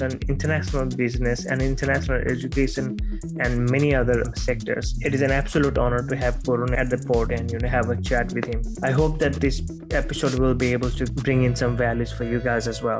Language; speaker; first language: English; non-native, fluent; Nepali